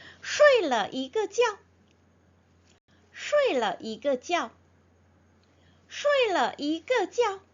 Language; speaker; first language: Chinese; non-native, fluent; Korean